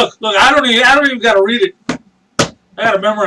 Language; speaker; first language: English; native; English